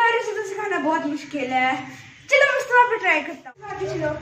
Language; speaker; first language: Hindi; native; Hindi